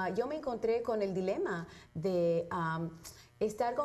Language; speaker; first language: Spanish; early bilingual, heritage; Spanish